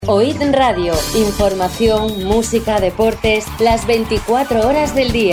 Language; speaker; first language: Spanish; native; Spanish